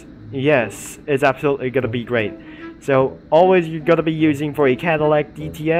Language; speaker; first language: English; non-native, learner; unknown